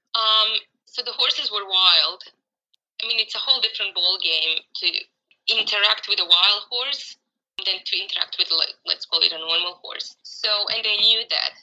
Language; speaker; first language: English; non-native, fluent; Croatian